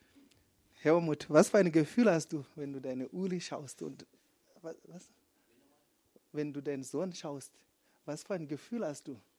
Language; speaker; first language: German; non-native, fluent; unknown